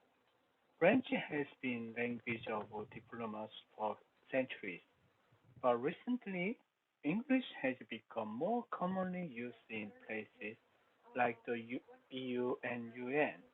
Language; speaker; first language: English; non-native, learner; Korean